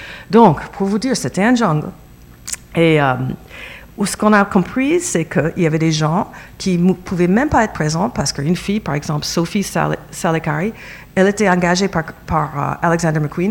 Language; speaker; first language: French; non-native, fluent; English